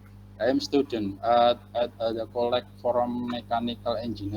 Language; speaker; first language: English; non-native, learner; Indonesian